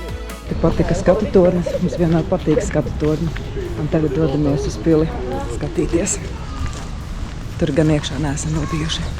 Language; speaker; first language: Latvian; native; Latvian